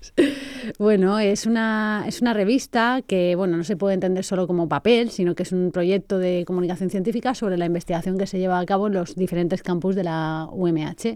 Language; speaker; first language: Spanish; native; Spanish